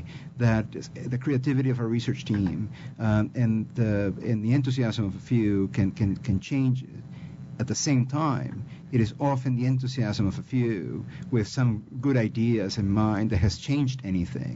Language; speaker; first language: English; non-native, fluent; Spanish